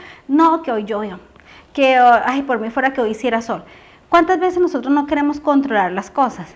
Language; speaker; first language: Spanish; native; Spanish